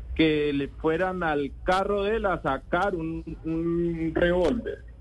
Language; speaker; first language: Spanish; native; Spanish